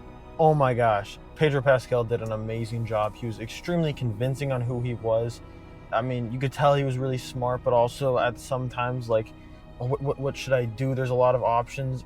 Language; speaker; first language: English; native; English